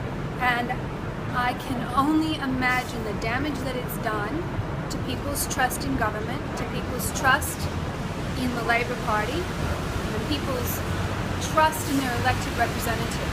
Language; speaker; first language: English; native; English